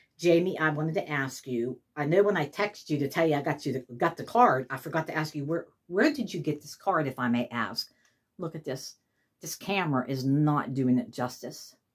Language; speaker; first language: English; native; English